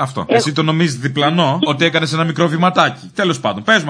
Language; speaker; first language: Greek; native; Greek